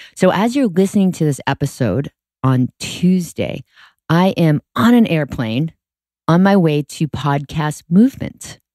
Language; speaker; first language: English; native; English